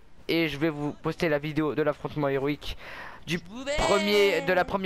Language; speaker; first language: French; native; French